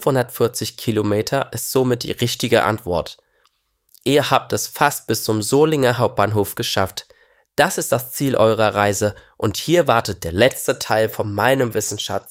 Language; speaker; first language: German; native; German